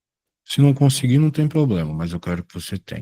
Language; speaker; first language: Portuguese; native; Portuguese